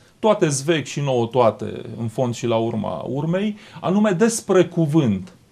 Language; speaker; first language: Romanian; native; Romanian